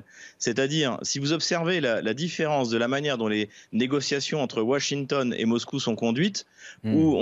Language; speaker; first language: French; native; French